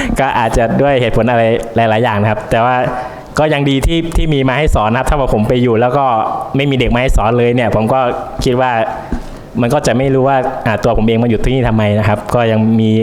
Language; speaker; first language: Thai; native; Thai